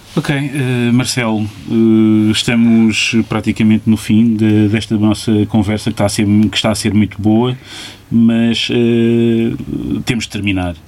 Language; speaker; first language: Portuguese; native; Portuguese